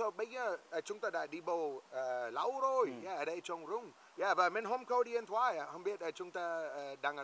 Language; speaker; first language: Vietnamese; non-native, learner; English